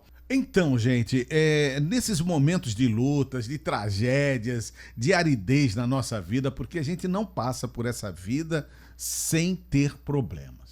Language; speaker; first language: Portuguese; native; Portuguese